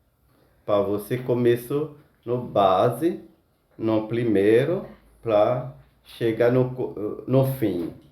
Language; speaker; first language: Portuguese; non-native, fluent; Haitian Creole